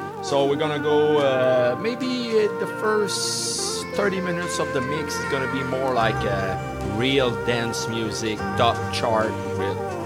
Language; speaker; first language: English; non-native, fluent; French